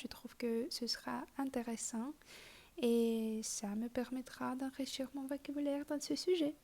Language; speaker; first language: French; non-native, fluent; Russian